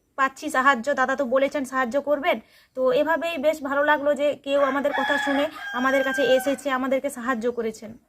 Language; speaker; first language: Bangla; non-native, local second language; Santali